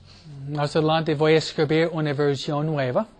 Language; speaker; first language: Spanish; non-native, fluent; English